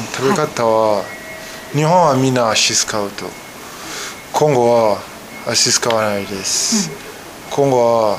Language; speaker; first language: Japanese; non-native, learner; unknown